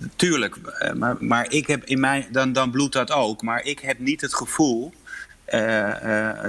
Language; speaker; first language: Dutch; early bilingual, other home language; Polish